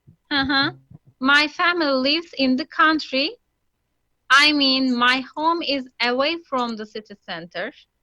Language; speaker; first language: English; non-native, fluent; Turkish